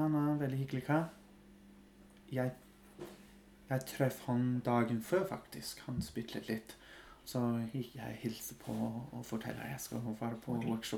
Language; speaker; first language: Norwegian; non-native, fluent; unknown